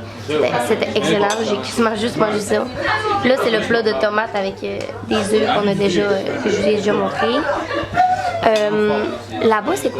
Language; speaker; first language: French; native; French